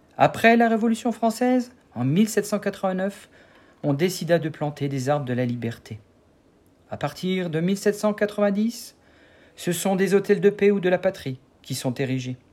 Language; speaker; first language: French; native; French